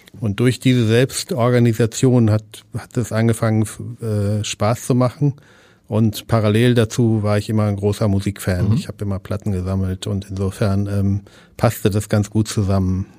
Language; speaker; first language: German; native; German